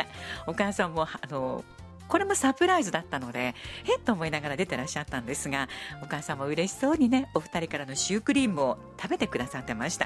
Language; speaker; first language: Japanese; native; Japanese